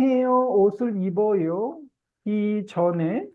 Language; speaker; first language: Korean; native; Korean